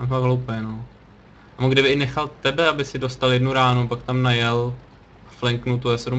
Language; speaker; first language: Czech; native; Czech